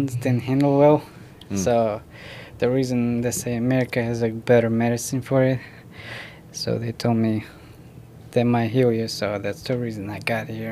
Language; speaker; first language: English; non-native, learner; Ukrainian